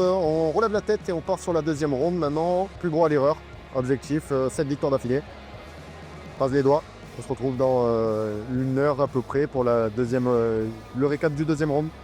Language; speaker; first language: French; native; French